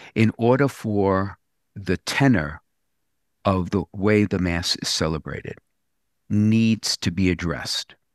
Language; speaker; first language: English; native; English